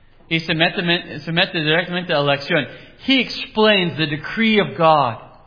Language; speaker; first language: Spanish; non-native, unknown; English